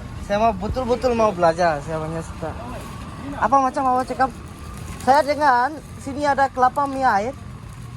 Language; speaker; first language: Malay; non-native, learner; Bangla